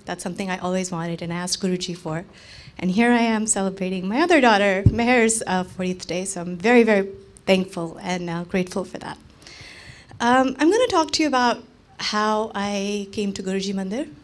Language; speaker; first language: English; early bilingual, other home language; Hindi